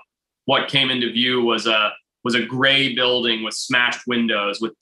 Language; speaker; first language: English; native; English